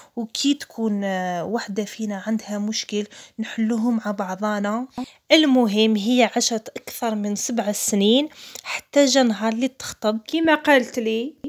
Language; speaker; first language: Arabic; non-native, local second language; Kabyle